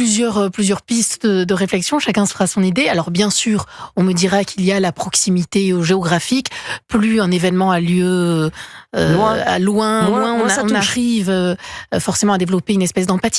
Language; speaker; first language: French; native; French